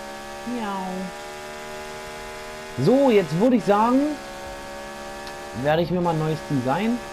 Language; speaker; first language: German; native; German